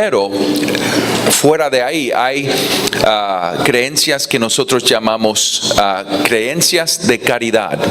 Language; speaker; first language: Spanish; non-native, fluent; English